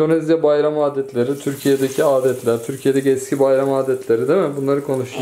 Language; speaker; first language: Turkish; native; Turkish